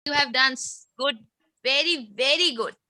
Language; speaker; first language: English; non-native, fluent; Urdu